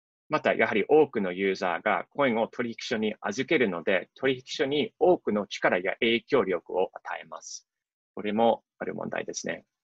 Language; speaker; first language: Japanese; non-native, fluent; English